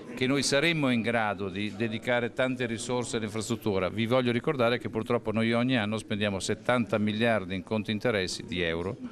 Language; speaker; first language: Italian; native; Italian